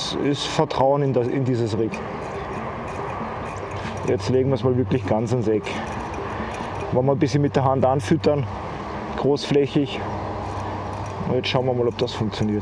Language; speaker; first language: German; native; German